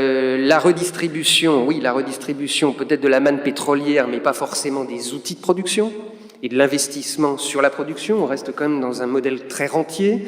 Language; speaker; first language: French; native; French